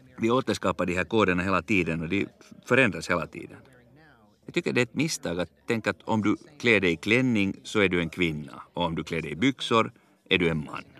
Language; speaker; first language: Swedish; native; Swedish